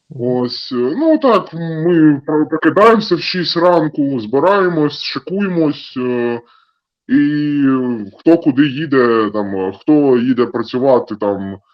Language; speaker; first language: Ukrainian; non-native, local second language; Russian